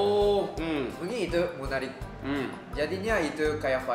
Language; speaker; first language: Indonesian; non-native, fluent; Japanese